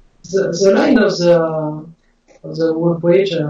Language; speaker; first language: English; non-native, learner; French